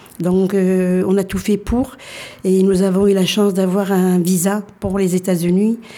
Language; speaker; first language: French; early bilingual, other home language; Arabic